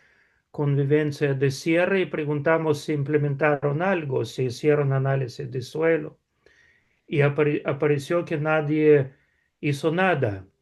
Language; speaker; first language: Spanish; non-native, fluent; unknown